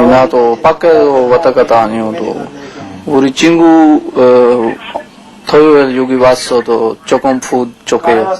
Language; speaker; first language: Korean; non-native, learner; Urdu